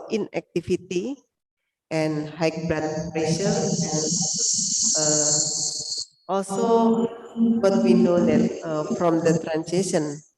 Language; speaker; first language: English; non-native, learner; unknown